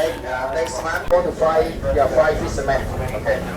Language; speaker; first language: English; non-native, learner; Khmer